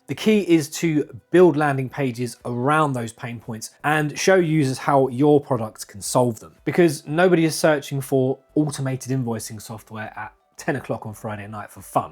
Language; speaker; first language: English; native; English